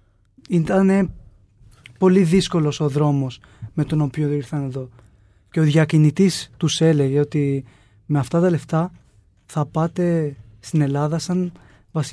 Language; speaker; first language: Greek; non-native, fluent; Urdu